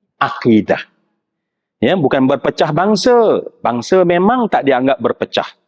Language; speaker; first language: Malay; native; Malay